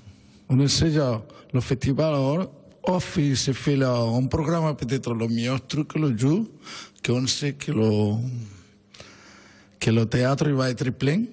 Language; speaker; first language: French; non-native, fluent; Spanish